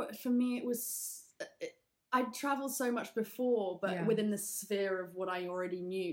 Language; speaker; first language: English; native; English